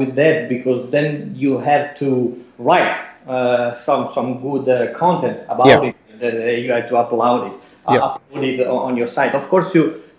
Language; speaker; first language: English; non-native, fluent; Italian